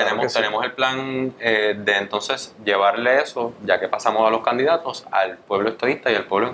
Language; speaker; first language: Spanish; native; Spanish